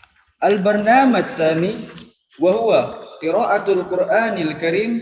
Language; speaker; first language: Arabic; non-native, learner; Indonesian